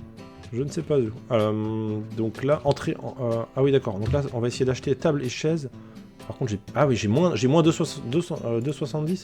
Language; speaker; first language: French; native; French